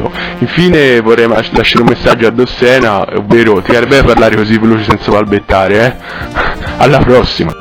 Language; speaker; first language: Italian; native; Italian